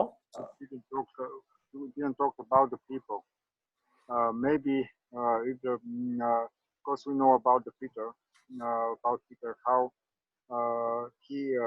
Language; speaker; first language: English; non-native, learner; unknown